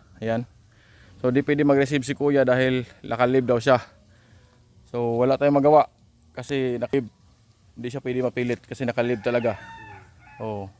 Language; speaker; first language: Filipino; non-native, local second language; Cebuano